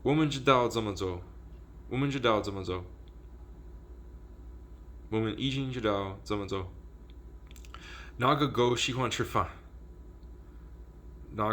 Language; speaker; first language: Chinese; non-native, learner; English